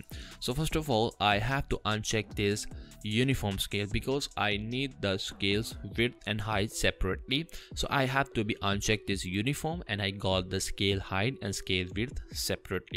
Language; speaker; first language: English; non-native, fluent; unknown